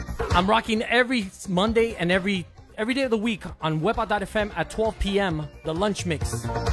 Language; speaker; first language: English; early bilingual, other home language; Spanish